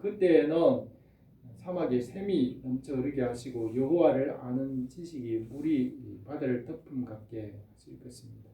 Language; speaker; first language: Korean; native; Korean